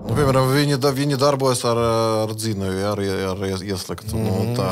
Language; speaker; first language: Latvian; non-native, learner; Russian